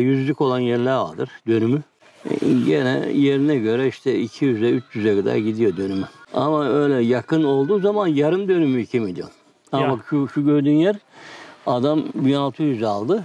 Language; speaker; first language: Turkish; native; Turkish